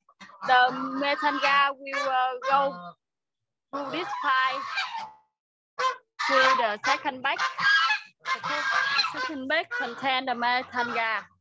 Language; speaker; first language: English; non-native, learner; Vietnamese